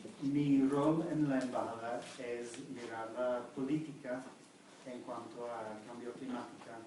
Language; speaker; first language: Spanish; non-native, fluent; English